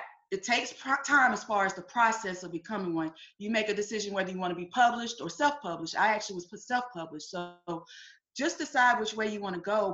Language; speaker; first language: English; native; English